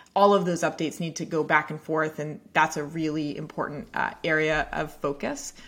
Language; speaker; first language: English; native; English